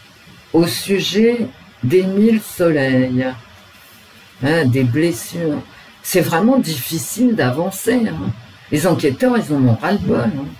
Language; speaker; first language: French; native; French